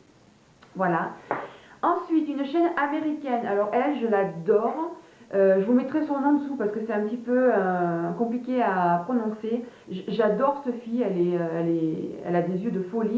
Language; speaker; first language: French; native; French